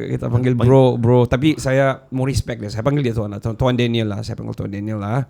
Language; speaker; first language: Malay; native; Malay